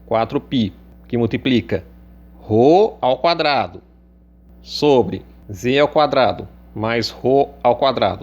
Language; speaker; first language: Portuguese; native; Portuguese